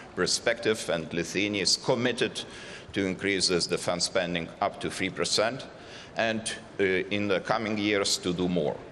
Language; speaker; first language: English; non-native, fluent; Lithuanian